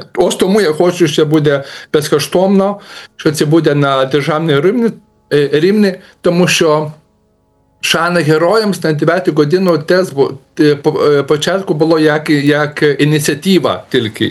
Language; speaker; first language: Ukrainian; non-native, learner; Lithuanian